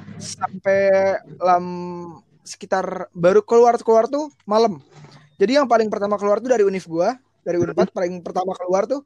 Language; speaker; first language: Indonesian; native; Indonesian